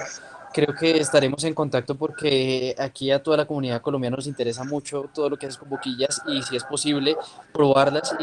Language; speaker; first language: Spanish; native; Spanish